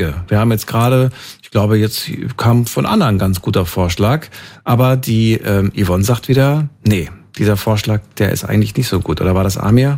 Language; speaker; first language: German; native; German